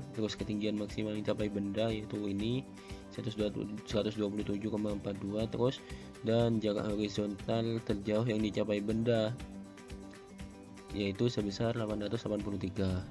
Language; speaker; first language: Indonesian; native; Indonesian